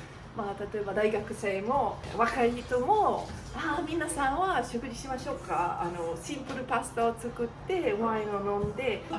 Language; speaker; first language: Japanese; non-native, learner; Italian